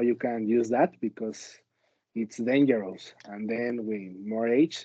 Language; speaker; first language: English; non-native, learner; Spanish